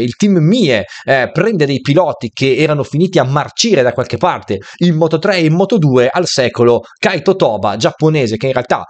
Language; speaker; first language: Italian; native; Italian